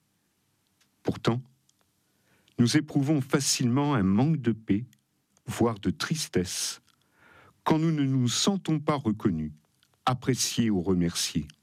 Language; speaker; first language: French; native; French